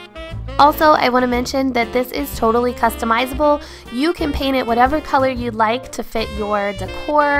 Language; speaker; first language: English; native; English